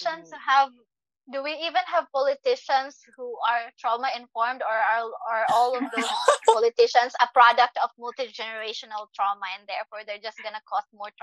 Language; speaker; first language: English; non-native, local second language; Cebuano